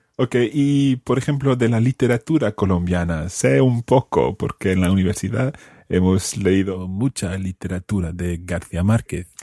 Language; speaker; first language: Spanish; non-native, fluent; English